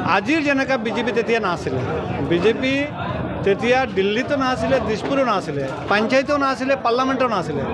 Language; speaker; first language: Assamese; non-native, local second language; Bangla